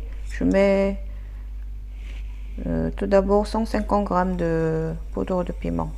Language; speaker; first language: French; non-native, fluent; Korean